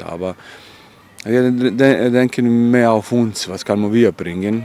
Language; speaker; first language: German; non-native, learner; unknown